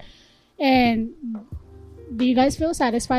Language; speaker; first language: English; non-native, local second language; Filipino